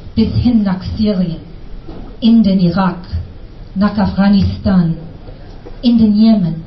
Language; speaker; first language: German; non-native, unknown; English